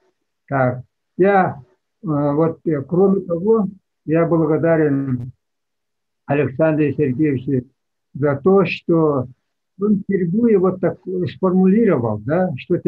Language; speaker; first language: Russian; non-native, local second language; Yakut